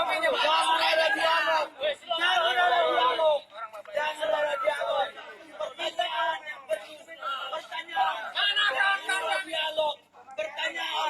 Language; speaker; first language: Indonesian; native; Indonesian